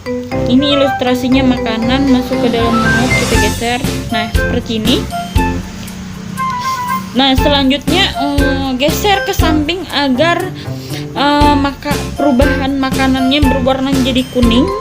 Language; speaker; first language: Indonesian; native; Indonesian